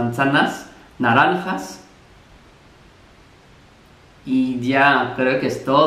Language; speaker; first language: Spanish; non-native, fluent; English